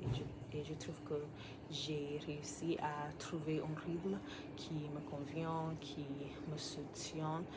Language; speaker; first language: French; non-native, learner; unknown